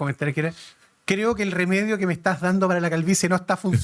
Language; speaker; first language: Spanish; native; Spanish